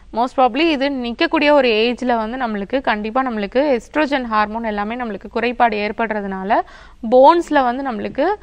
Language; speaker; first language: Tamil; native; Tamil